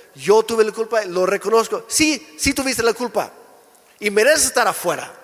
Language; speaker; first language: Spanish; non-native, fluent; English